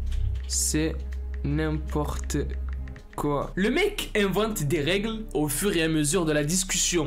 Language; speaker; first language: French; native; French